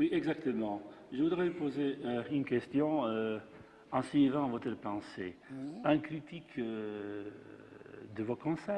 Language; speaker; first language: French; non-native, fluent; Macedonian